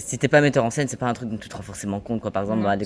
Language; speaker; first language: French; native; French